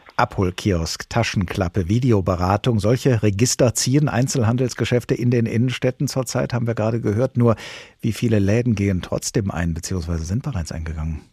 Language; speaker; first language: German; native; German